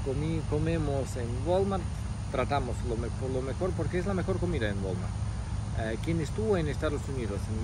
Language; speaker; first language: Spanish; native; Spanish